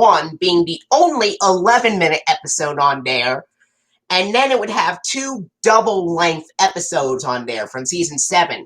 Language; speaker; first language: English; native; English